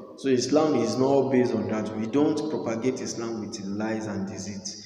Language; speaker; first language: English; non-native, local second language; Yoruba